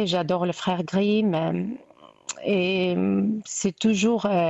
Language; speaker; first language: French; non-native, fluent; Greek